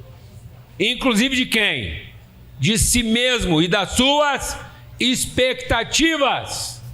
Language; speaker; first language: Portuguese; native; Portuguese